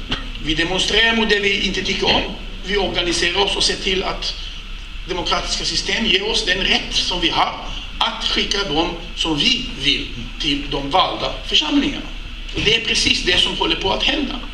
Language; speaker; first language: Swedish; non-native, fluent; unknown